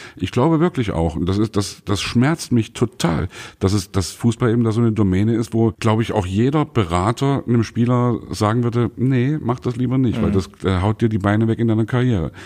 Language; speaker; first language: German; native; German